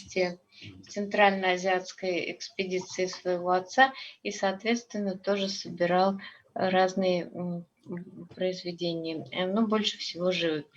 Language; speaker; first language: Russian; native; Russian